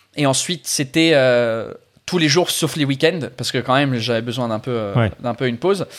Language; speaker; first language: French; non-native, fluent; English